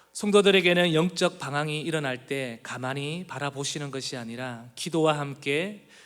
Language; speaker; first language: Korean; native; Korean